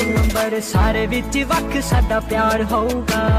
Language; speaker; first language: Hindi; native; Hindi